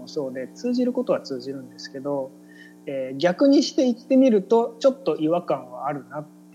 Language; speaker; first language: Japanese; native; Japanese